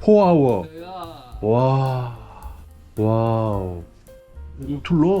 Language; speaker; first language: English; non-native, learner; Korean